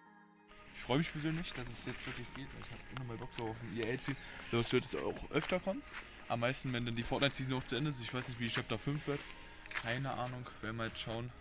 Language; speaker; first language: German; native; German